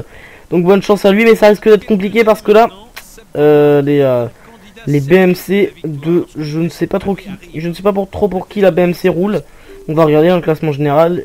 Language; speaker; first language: French; native; French